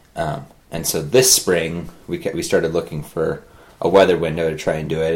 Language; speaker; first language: English; native; English